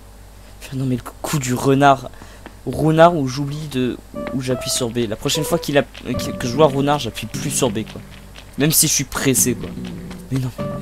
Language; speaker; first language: French; native; French